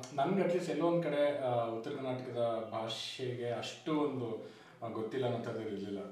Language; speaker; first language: Kannada; native; Kannada